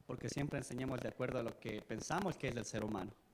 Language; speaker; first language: Spanish; native; Spanish